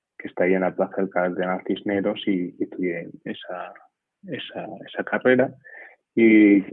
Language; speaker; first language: Spanish; native; Spanish